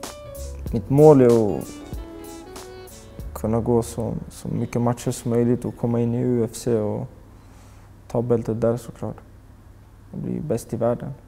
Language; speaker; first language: Swedish; early bilingual, other home language; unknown